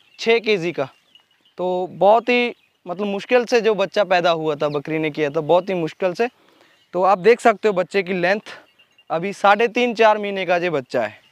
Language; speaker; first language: Hindi; non-native, local second language; Punjabi